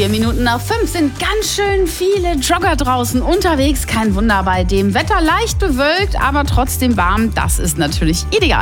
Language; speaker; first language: German; native; German